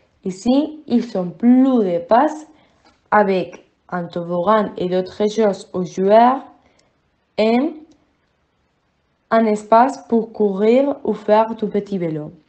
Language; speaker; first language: French; non-native, learner; Spanish